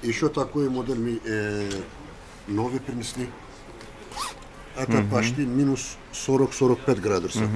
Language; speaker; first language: Russian; non-native, learner; Turkish